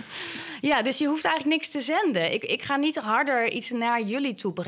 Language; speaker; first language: Dutch; native; Dutch